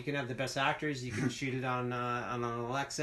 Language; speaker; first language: English; native; English